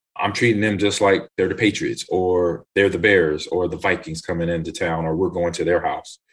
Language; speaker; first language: English; native; English